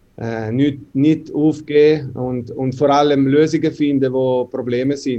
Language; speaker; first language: German; non-native, local second language; Italian